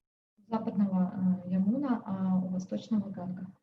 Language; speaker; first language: Russian; native; Russian